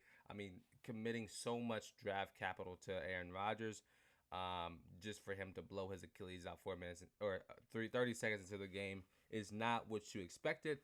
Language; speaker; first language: English; native; English